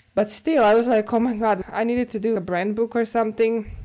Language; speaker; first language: English; non-native, fluent; Croatian